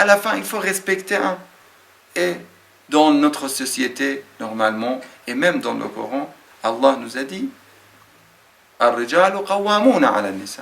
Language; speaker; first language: French; non-native, fluent; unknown